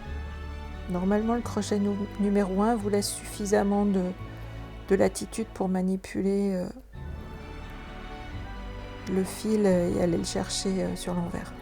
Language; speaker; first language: French; native; French